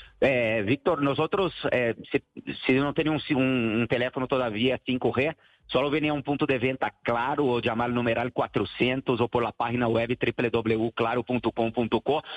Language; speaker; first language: Spanish; non-native, fluent; Portuguese